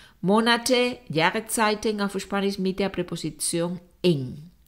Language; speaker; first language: German; non-native, fluent; Spanish